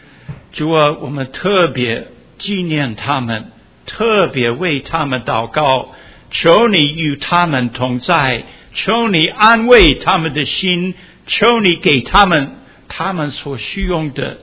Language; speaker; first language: Chinese; early bilingual, heritage; Chinese